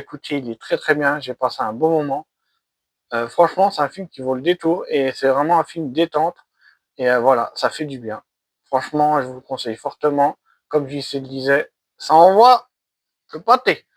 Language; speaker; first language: French; native; French